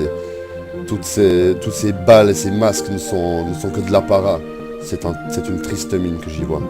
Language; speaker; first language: French; native; French